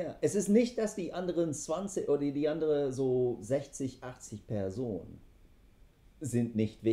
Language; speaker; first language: German; non-native, fluent; English